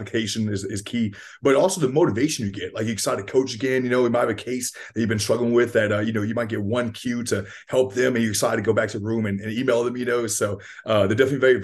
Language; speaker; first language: English; native; English